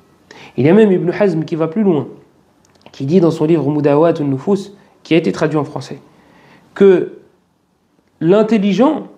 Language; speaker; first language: French; native; French